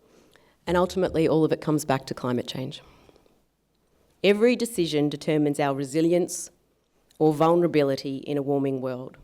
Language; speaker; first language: English; native; English